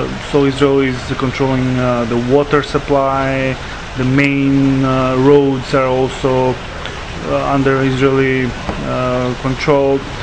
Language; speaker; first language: English; non-native, learner; Macedonian